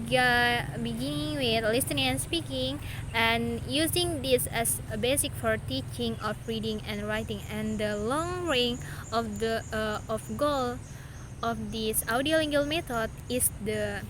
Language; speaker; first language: English; non-native, learner; Indonesian